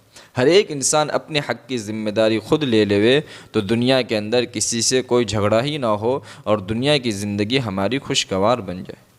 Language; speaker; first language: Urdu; non-native, local second language; Gujarati